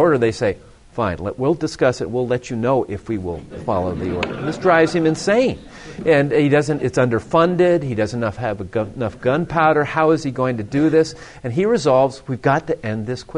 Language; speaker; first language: English; native; English